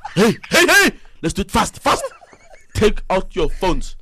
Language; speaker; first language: English; non-native, local second language; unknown